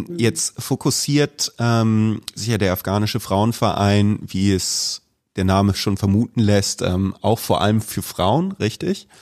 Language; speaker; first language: German; native; German